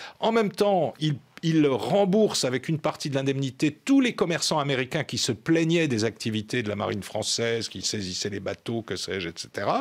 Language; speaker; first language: French; native; French